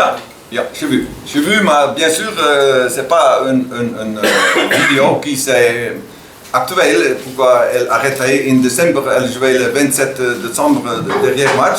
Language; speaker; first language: French; non-native, learner; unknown